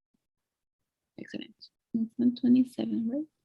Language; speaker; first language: English; non-native, fluent; Spanish